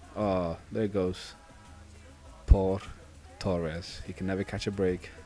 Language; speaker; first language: English; non-native, fluent; Dutch